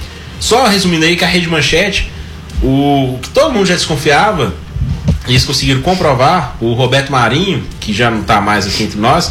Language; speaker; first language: Portuguese; native; Portuguese